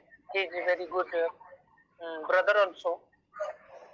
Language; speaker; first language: English; non-native, learner; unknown